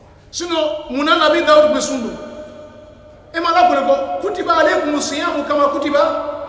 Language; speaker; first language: French; non-native, local second language; Bambara